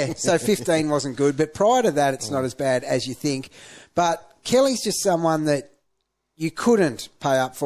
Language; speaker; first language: English; native; English